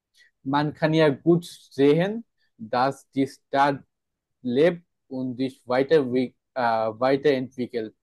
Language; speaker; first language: German; non-native, fluent; Bangla